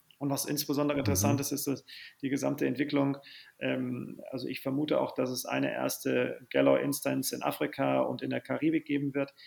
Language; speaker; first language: German; native; German